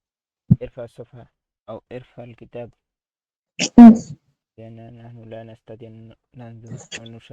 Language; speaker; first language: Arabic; non-native, fluent; Bangla